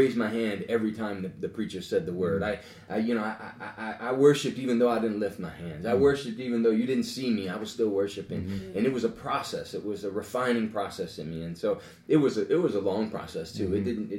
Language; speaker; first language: English; native; English